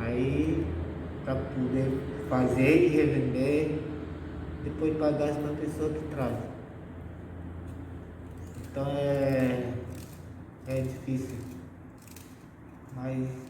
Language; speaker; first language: Portuguese; non-native, local second language; Guarani